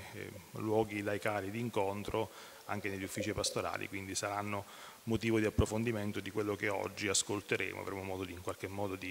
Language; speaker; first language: Italian; native; Italian